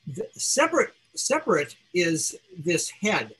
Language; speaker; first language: English; native; English